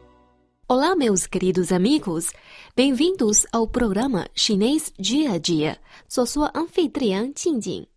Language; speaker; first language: Portuguese; non-native, fluent; Chinese